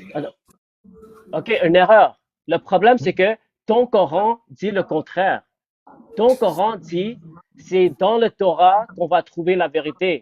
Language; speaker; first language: French; non-native, fluent; English